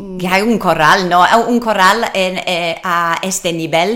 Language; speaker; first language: Spanish; non-native, learner; English